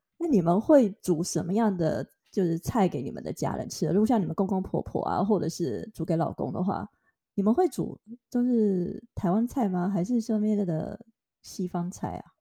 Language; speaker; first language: Chinese; native; Chinese